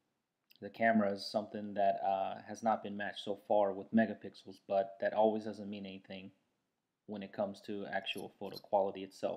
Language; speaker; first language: English; native; English